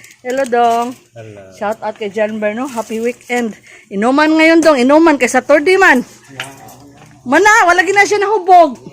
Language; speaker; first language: Filipino; native; Filipino